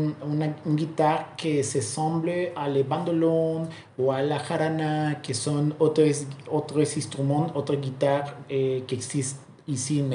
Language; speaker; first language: French; non-native, learner; Spanish